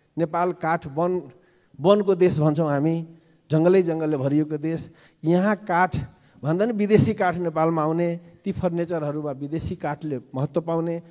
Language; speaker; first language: Nepali; non-native, local second language; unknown